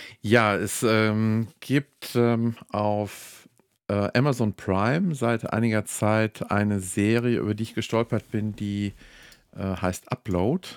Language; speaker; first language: German; native; German